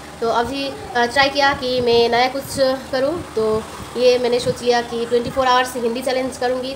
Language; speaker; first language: Hindi; non-native, local second language; Bangla